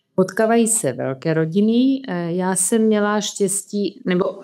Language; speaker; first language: Czech; non-native, fluent; Serbian